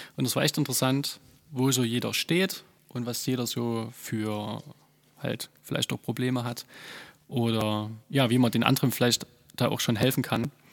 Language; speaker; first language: German; native; German